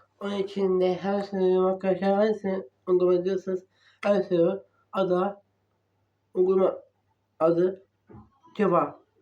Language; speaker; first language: Turkish; non-native, learner; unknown